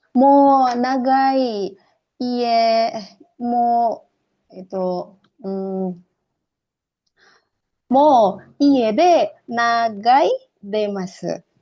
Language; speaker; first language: Japanese; non-native, learner; Indonesian